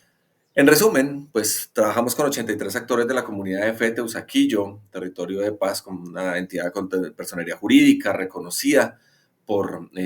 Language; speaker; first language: Spanish; native; Spanish